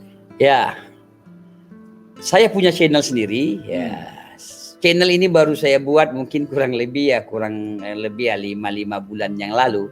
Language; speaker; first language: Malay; non-native, local second language; Achinese